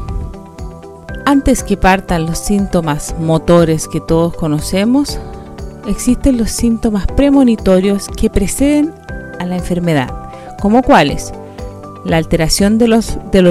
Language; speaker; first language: Spanish; native; Spanish